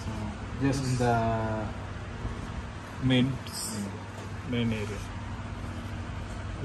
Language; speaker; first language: English; non-native, learner; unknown